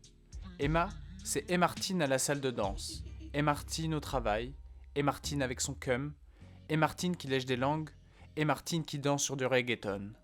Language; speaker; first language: French; native; French